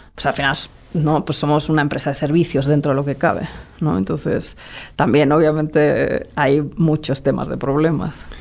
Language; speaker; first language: Spanish; early bilingual, other home language; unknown